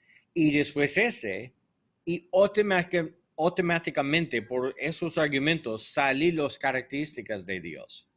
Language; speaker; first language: Spanish; non-native, learner; English